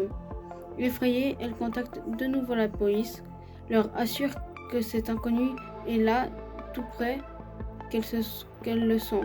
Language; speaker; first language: French; native; French